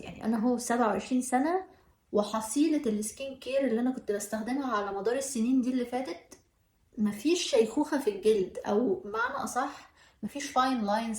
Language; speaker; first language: Arabic; native; Arabic